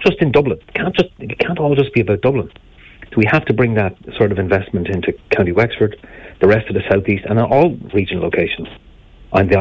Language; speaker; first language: English; native; English